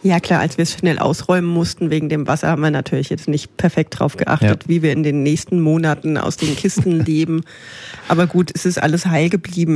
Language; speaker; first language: German; native; German